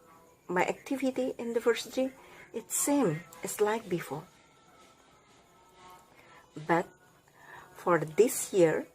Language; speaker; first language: English; non-native, learner; Indonesian